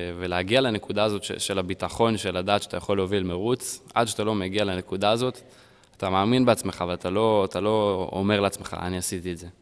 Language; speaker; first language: Hebrew; early bilingual, heritage; Hebrew